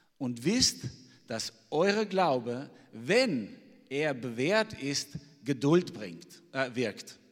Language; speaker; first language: German; non-native, fluent; Albanian